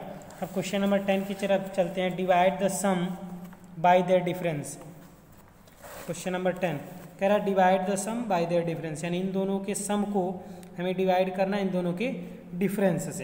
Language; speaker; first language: Hindi; native; Hindi